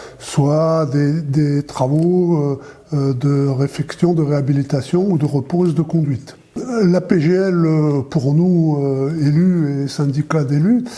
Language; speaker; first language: French; native; French